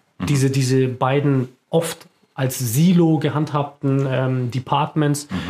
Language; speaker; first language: German; early bilingual, other home language; Croatian